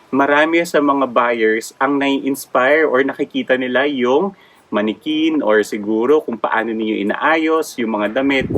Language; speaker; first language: Filipino; native; Filipino